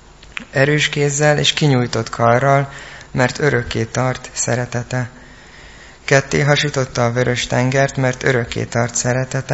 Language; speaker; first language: Hungarian; native; Hungarian